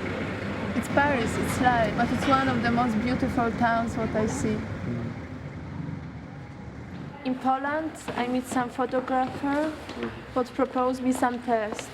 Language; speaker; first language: English; non-native, learner; Polish